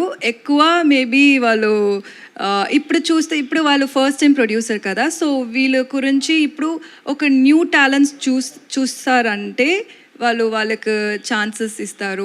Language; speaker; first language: Telugu; non-native, local second language; Tamil